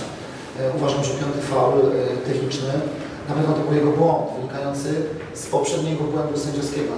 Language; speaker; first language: Polish; native; Polish